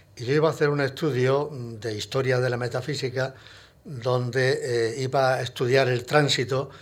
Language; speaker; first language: Spanish; native; Spanish